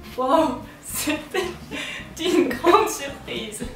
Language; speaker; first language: French; non-native, learner; Korean